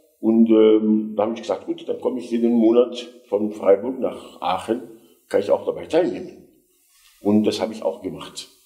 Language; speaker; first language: German; non-native, fluent; Arabic